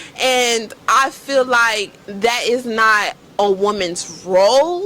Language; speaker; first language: English; native; English